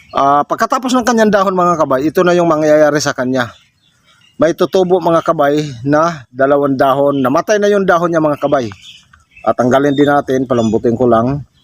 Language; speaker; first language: Filipino; non-native, local second language; Cebuano